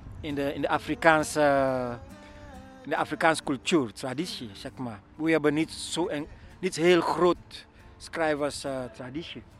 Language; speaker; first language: Dutch; non-native, learner; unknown